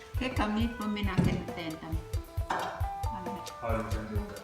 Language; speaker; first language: English; non-native, learner; Thai